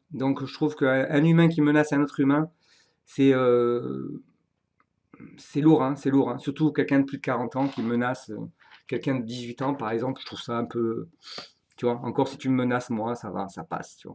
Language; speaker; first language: French; native; French